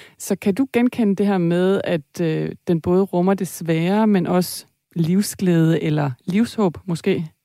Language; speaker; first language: Danish; native; Danish